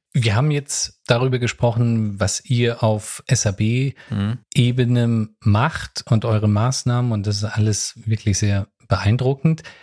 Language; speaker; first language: German; native; German